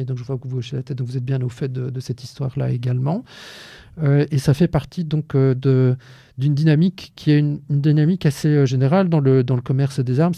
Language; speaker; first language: French; native; French